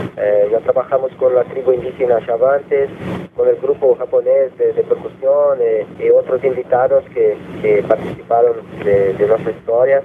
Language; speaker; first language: Spanish; non-native, fluent; Portuguese